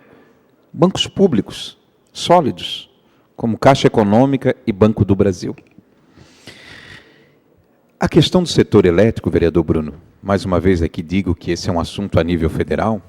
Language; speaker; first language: Portuguese; native; Portuguese